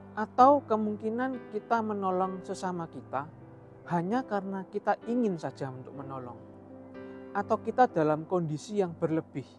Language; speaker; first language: Indonesian; native; Indonesian